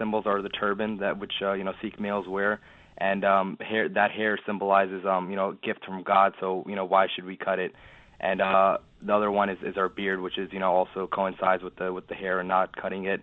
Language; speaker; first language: English; native; English